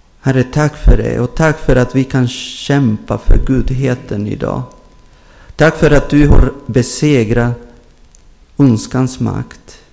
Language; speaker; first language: Swedish; non-native, fluent; Spanish